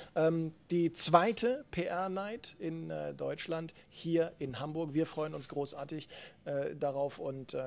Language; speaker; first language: German; native; German